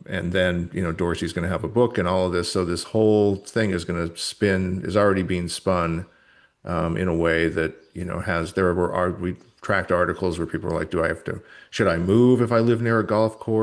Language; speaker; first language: English; native; English